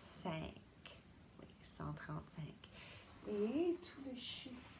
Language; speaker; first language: French; non-native, learner; English